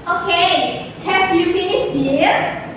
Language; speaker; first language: English; non-native, learner; Indonesian